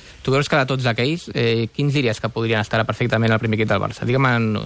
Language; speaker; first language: Catalan; native; Catalan